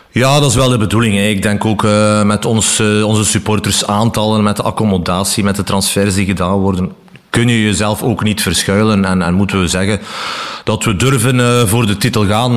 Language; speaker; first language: Dutch; native; Dutch